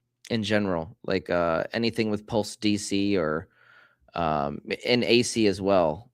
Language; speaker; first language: English; native; English